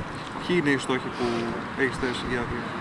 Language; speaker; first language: Greek; native; Greek